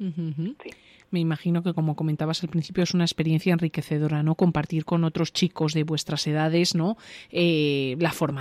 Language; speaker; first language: Spanish; native; Spanish